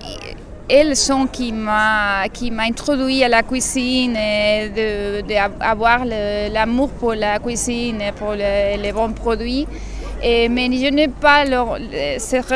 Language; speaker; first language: French; non-native, learner; Spanish